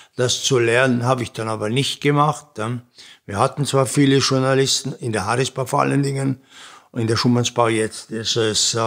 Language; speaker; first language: German; native; German